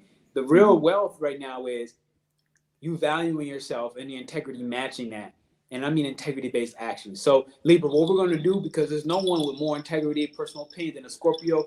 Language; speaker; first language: English; native; English